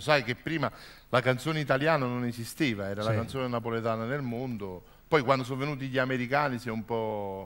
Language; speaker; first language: Italian; native; Italian